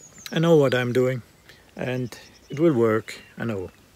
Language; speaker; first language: English; non-native, fluent; German